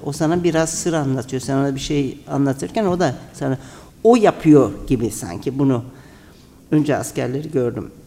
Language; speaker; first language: Turkish; native; Turkish